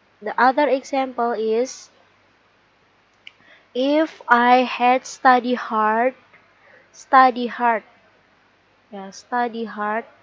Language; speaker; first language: English; non-native, learner; Indonesian